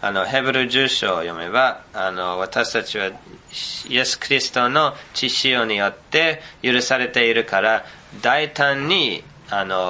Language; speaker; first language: Japanese; non-native, fluent; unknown